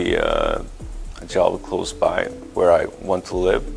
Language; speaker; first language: English; non-native, fluent; Swedish